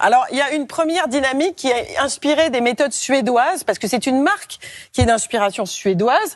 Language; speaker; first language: French; native; French